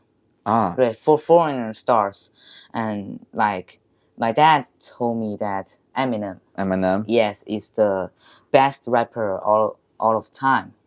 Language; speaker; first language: English; non-native, learner; Chinese